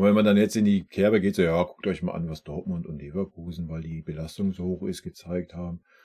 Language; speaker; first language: German; native; German